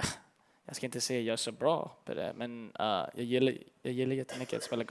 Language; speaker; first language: Swedish; early bilingual, heritage; English